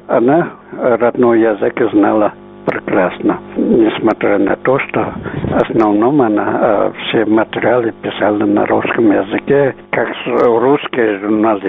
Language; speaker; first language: Russian; non-native, local second language; Uzbek